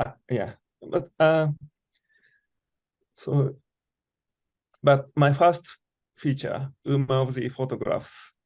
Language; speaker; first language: English; non-native, learner; Japanese